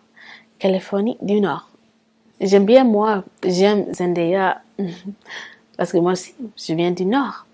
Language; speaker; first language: French; non-native, fluent; English